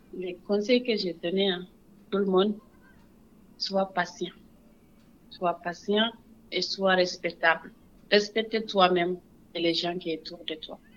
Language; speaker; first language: French; non-native, local second language; Wolof